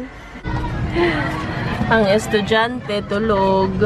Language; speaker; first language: Filipino; early bilingual, heritage; Filipino